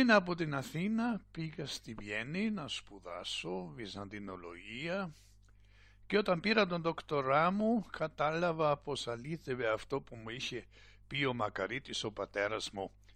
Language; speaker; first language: Greek; non-native, fluent; German